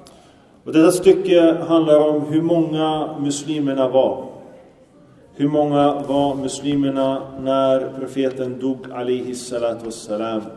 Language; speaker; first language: Swedish; early bilingual, other home language; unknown